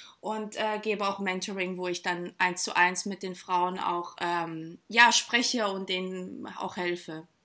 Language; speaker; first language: German; early bilingual, other home language; Portuguese